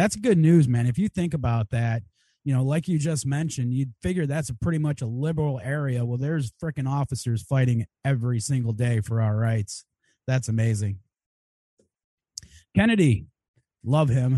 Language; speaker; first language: English; native; English